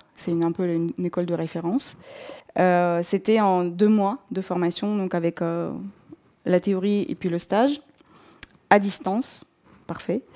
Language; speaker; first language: French; non-native, fluent; Russian